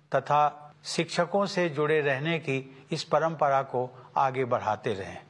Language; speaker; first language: Hindi; native; Hindi